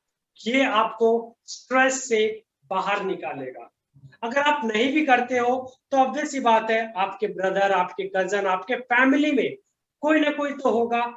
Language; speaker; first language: Hindi; native; Hindi